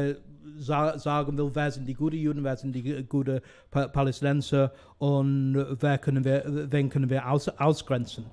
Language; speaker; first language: German; non-native, fluent; English